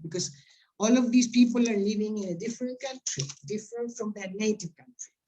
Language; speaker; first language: English; non-native, fluent; Spanish